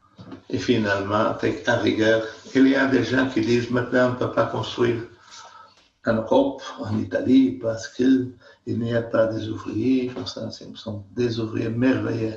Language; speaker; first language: French; non-native, fluent; Portuguese